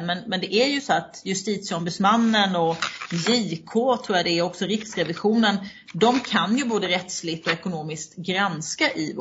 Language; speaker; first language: Swedish; native; Swedish